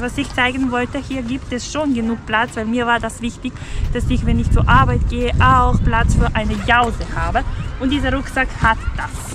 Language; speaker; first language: German; non-native, fluent; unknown